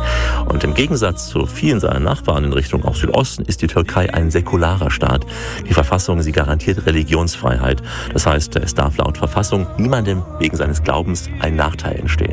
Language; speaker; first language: German; native; German